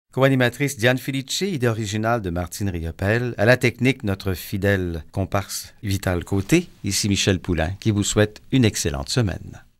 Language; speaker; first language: French; native; French